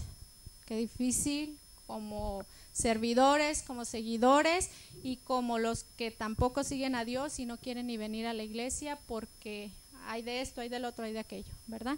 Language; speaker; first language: Spanish; native; Spanish